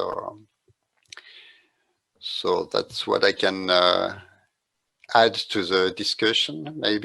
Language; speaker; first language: English; non-native, fluent; French